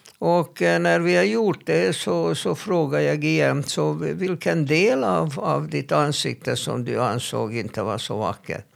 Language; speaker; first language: Swedish; non-native, fluent; Hebrew